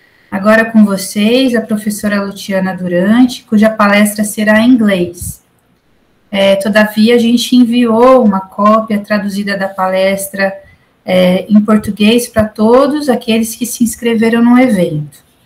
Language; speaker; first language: Portuguese; native; Portuguese